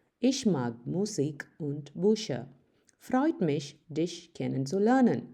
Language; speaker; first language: German; non-native, learner; Malayalam